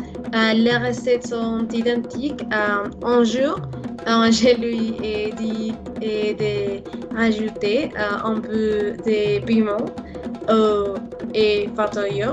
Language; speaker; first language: French; non-native, learner; Spanish